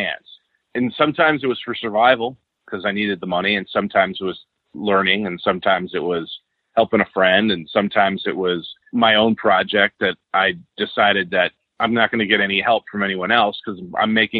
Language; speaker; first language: English; native; English